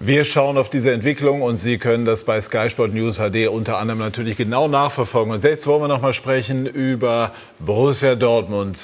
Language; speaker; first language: German; native; German